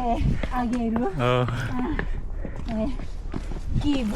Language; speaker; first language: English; non-native, learner; Japanese